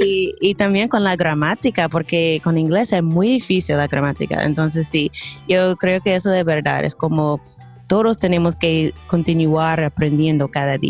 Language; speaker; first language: Spanish; non-native, fluent; English